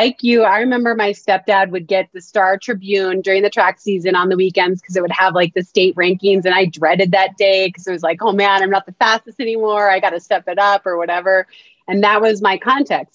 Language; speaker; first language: English; native; English